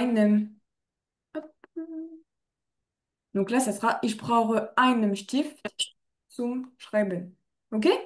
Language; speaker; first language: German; non-native, fluent; French